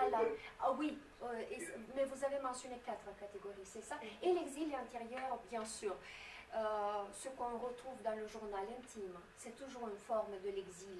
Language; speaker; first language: French; non-native, fluent; Romanian